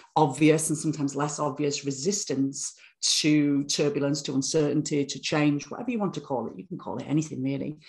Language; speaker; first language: English; native; English